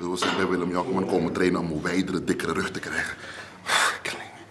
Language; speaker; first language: Dutch; native; Dutch